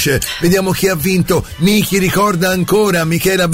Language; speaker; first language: Italian; native; Italian